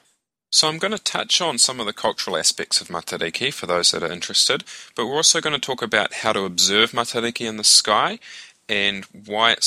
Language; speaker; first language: English; native; English